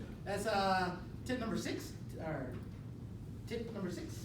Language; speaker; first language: English; non-native, fluent; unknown